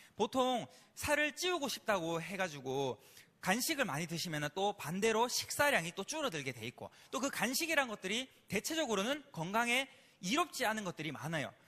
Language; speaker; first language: Korean; native; Korean